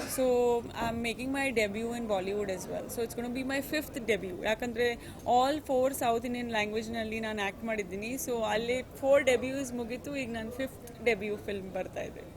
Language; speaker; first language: Kannada; native; Kannada